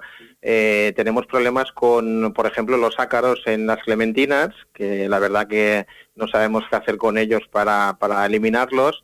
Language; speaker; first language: Spanish; native; Spanish